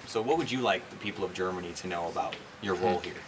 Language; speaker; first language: English; native; English